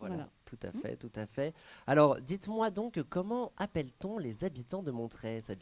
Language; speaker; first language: French; native; French